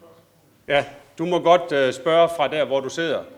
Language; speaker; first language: Danish; native; Danish